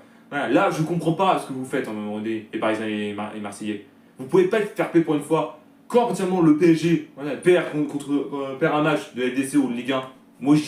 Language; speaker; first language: French; native; French